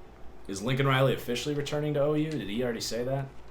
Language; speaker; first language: English; native; English